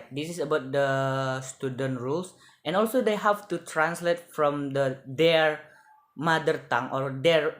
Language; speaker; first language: English; non-native, learner; Indonesian